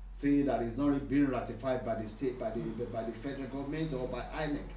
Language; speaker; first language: English; non-native, local second language; Yoruba